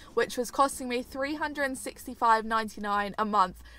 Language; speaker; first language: English; native; English